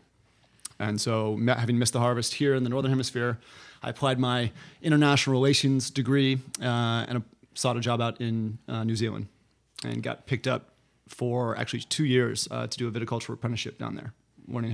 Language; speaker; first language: English; native; English